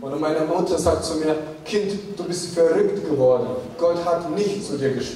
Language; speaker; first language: German; non-native, fluent; Chinese